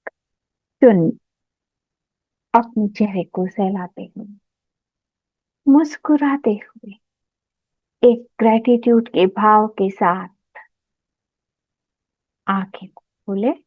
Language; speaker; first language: Hindi; native; Hindi